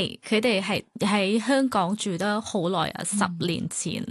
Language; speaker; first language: Cantonese; non-native, fluent; Thai